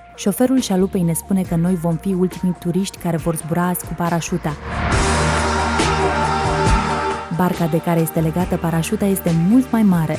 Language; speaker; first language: Romanian; native; Romanian